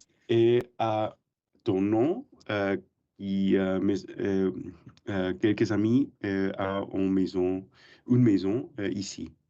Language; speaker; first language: French; non-native, learner; English